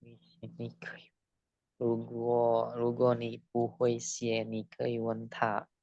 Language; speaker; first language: Chinese; non-native, learner; Indonesian